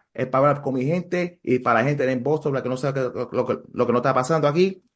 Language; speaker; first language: Spanish; early bilingual, heritage; Spanish